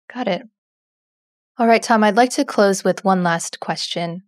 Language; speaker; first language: English; native; English